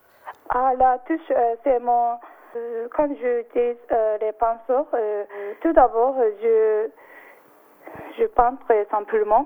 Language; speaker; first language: French; non-native, learner; Japanese